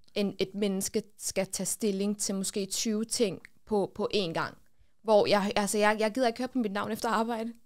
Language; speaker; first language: Danish; early bilingual, other home language; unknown